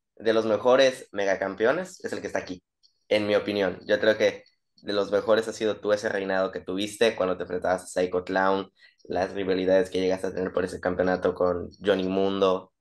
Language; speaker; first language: Spanish; native; Spanish